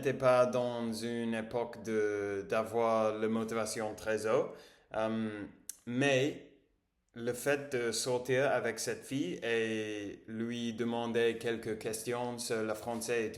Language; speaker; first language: French; non-native, learner; English